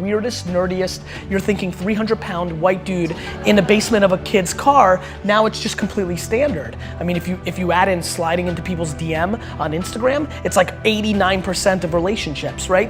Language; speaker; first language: English; early bilingual, other home language; Russian